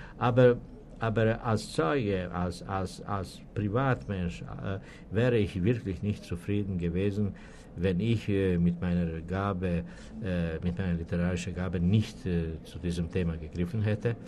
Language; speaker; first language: German; non-native, fluent; Serbian